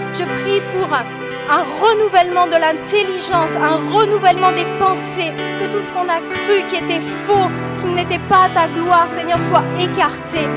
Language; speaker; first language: French; native; French